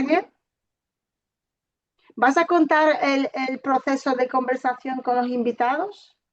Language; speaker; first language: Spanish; non-native, fluent; Polish